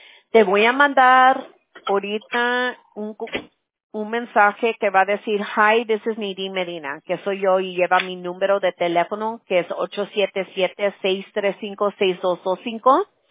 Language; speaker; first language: Spanish; early bilingual, heritage; Spanish